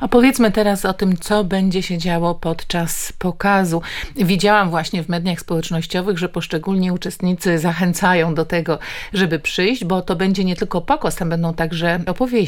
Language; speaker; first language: Polish; native; Polish